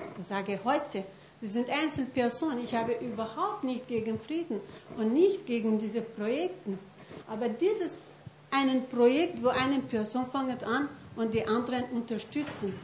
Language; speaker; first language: German; non-native, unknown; Kurdish